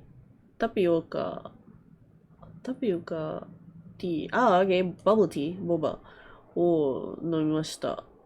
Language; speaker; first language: Japanese; non-native, learner; English